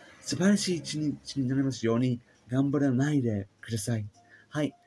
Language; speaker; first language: Japanese; non-native, learner; English